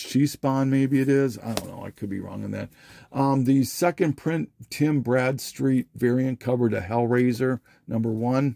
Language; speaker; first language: English; native; English